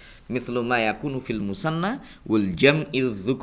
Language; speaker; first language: Arabic; non-native, fluent; Indonesian